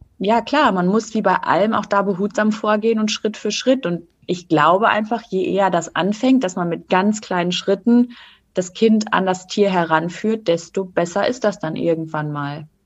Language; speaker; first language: German; native; German